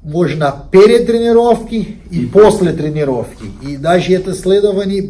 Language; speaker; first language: Russian; non-native, fluent; Portuguese